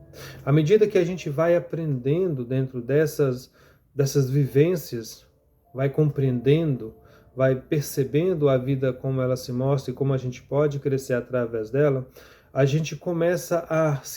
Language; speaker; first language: Portuguese; native; Portuguese